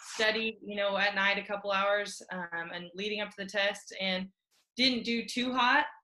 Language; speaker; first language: English; native; English